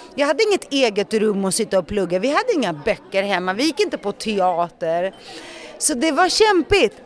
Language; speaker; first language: Swedish; early bilingual, other home language; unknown